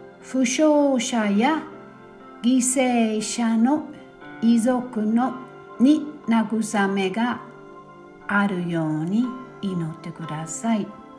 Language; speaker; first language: Japanese; non-native, fluent; German